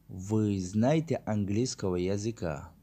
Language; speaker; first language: Russian; non-native, learner; Tajik